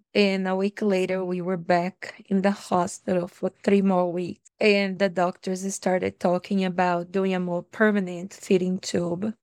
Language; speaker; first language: English; non-native, fluent; Portuguese